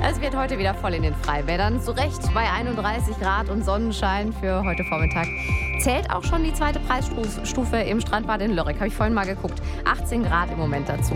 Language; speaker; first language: German; native; German